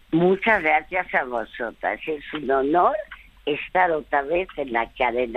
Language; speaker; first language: Spanish; early bilingual, other home language; French